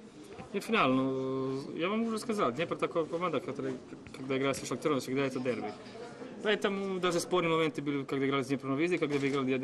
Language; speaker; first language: Russian; non-native, fluent; Croatian